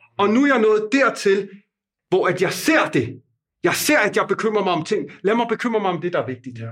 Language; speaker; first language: Danish; non-native, fluent; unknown